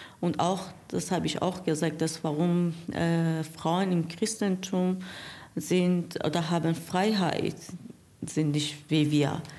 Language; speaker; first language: German; non-native, learner; Persian